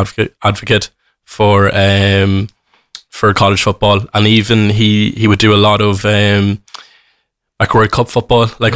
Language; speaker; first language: English; native; English